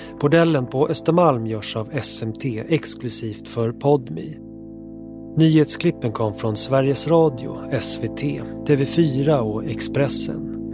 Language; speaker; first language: Swedish; native; Swedish